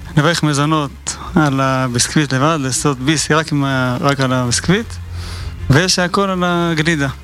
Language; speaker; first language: Hebrew; native; Hebrew